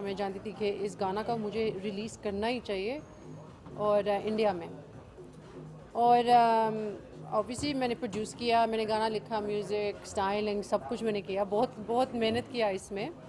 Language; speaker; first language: Hindi; early bilingual, heritage; English